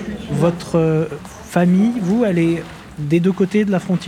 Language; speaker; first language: French; native; French